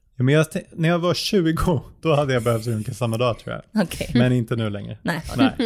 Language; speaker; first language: Swedish; early bilingual, other home language; Persian